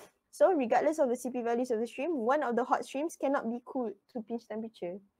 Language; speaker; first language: English; non-native, local second language; Malay